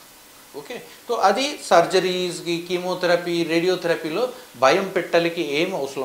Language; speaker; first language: Telugu; non-native, fluent; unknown